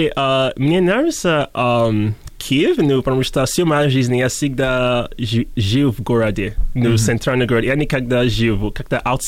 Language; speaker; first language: Russian; non-native, learner; English